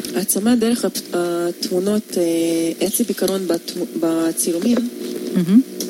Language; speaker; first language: Hebrew; non-native, fluent; Hungarian